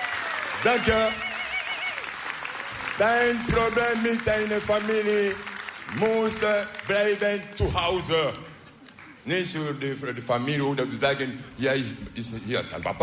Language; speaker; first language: Dutch; non-native, learner; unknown